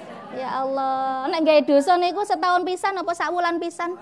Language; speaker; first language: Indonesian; non-native, local second language; Javanese